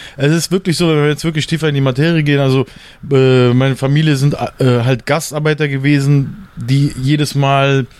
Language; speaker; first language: German; native; German